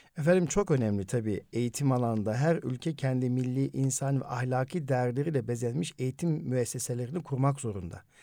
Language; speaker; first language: Turkish; native; Turkish